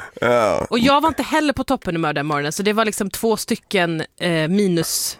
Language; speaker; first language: Swedish; early bilingual, other home language; Persian